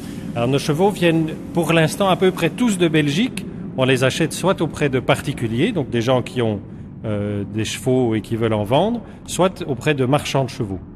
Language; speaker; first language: French; native; French